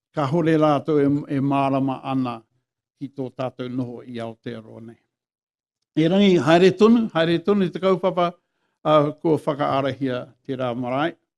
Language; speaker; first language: Māori; non-native, local second language; English